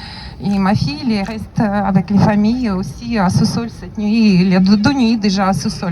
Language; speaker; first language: French; non-native, learner; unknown